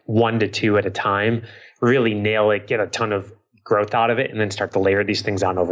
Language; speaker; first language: English; native; English